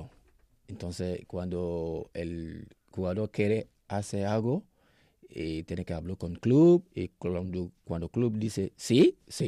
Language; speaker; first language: Spanish; non-native, learner; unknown